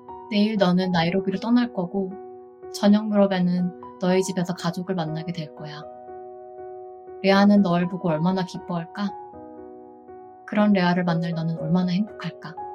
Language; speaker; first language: Korean; early bilingual, heritage; Korean